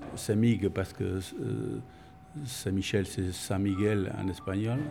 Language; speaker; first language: French; non-native, local second language; Spanish